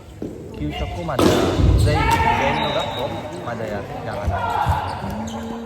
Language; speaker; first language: Japanese; non-native, learner; Indonesian